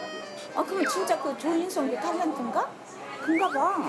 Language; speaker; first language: Korean; native; Korean